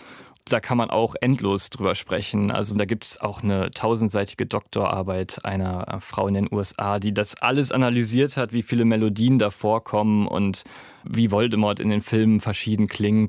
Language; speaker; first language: German; native; German